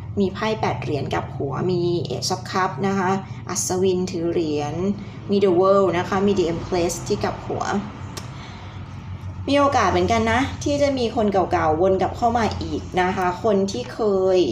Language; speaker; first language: Thai; native; Thai